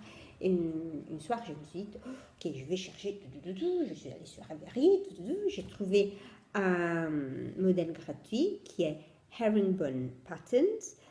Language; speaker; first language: French; non-native, fluent; Italian